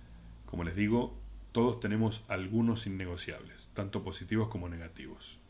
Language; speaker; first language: Spanish; native; Spanish